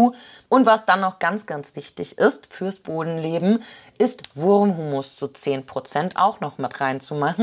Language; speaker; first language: German; native; German